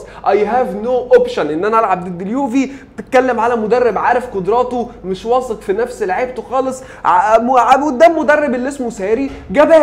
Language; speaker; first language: Arabic; native; Arabic